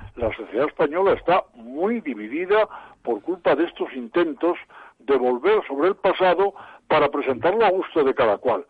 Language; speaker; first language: Spanish; native; Spanish